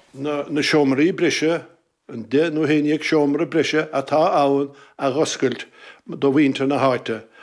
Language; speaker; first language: Irish; native; Irish